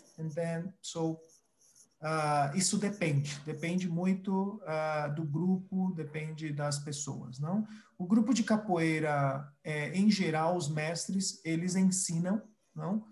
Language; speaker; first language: Portuguese; early bilingual, other home language; Spanish